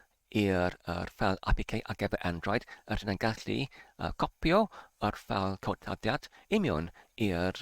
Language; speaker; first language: Welsh; non-native, learner; Polish